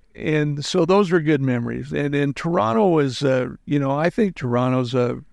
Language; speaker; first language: English; native; English